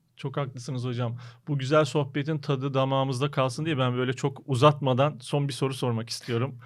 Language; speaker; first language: Turkish; native; Turkish